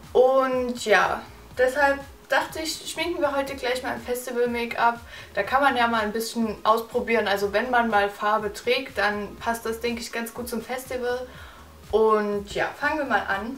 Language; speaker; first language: German; native; German